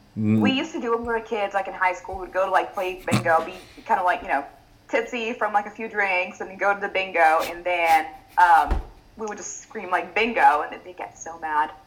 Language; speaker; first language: English; non-native, fluent; Italian